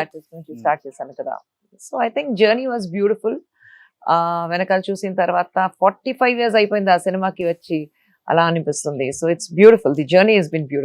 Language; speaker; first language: Telugu; non-native, fluent; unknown